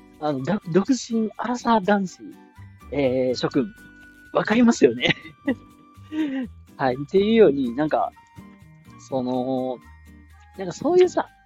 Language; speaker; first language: Japanese; native; Japanese